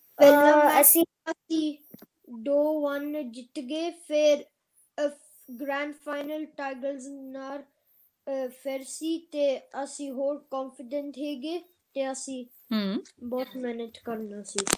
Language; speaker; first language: Punjabi; early bilingual, heritage; Punjabi